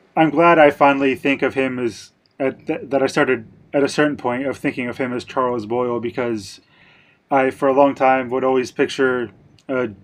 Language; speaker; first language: English; native; English